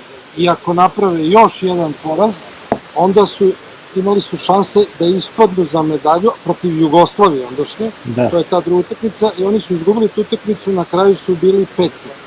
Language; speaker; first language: Serbian; native; Serbian